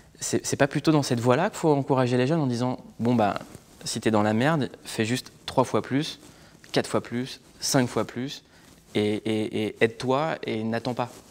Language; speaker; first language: French; native; French